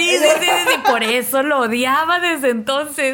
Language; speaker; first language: Spanish; native; Spanish